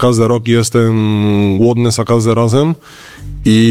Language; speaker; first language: Polish; non-native, learner; Spanish